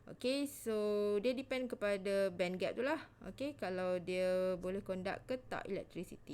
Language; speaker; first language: Malay; native; Malay